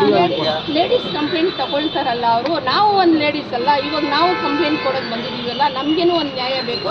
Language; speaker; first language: Kannada; non-native, local second language; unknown